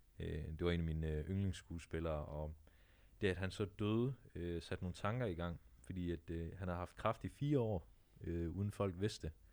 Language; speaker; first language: Danish; native; Danish